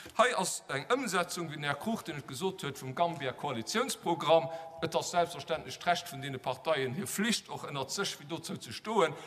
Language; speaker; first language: Luxembourgish; native; Luxembourgish